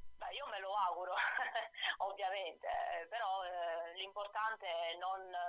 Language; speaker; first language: Italian; native; Italian